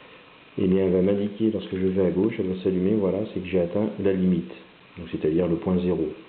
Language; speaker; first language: French; native; French